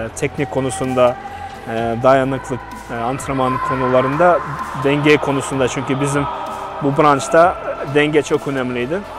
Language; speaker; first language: Turkish; non-native, fluent; Kazakh